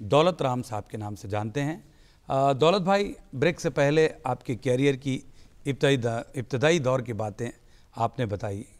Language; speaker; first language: Hindi; native; Hindi